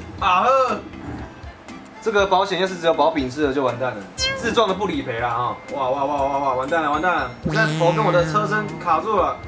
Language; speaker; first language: Chinese; native; Chinese